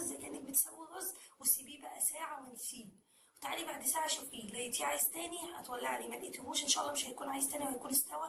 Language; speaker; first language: Arabic; native; Arabic